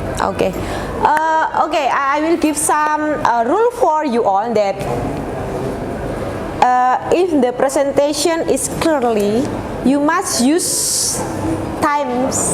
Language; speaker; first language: English; non-native, learner; Indonesian